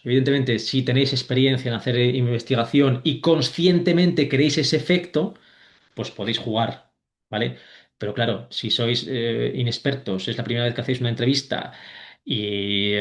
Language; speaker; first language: Spanish; native; Spanish